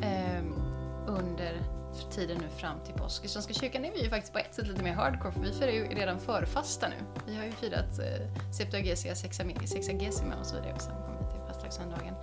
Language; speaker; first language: Swedish; native; Swedish